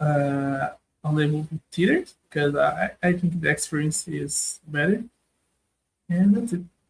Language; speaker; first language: English; non-native, learner; Portuguese